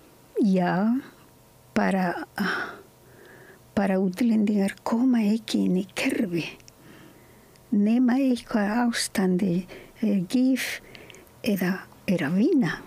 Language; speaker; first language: Icelandic; non-native, learner; Spanish